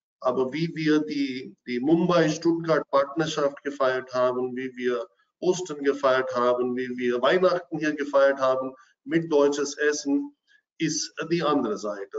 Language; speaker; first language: German; non-native, fluent; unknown